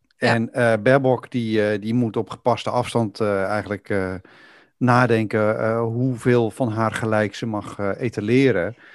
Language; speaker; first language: Dutch; native; Dutch